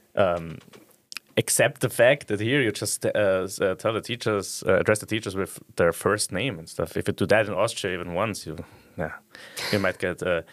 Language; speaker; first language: English; non-native, fluent; German